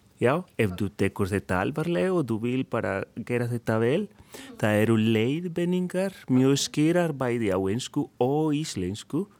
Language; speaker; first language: Icelandic; non-native, fluent; Spanish